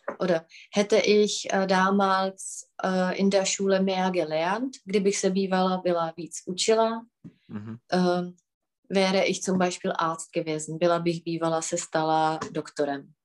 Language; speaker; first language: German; non-native, fluent; Czech